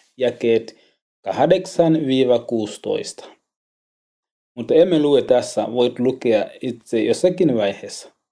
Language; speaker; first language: Finnish; non-native, learner; Swahili